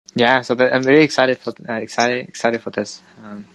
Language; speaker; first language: English; non-native, fluent; Vietnamese